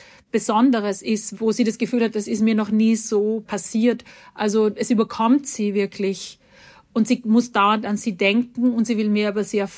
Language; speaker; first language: German; native; German